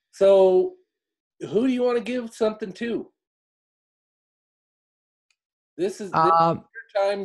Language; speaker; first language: English; native; English